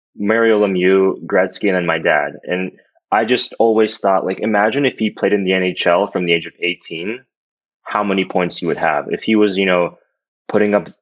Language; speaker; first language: English; native; English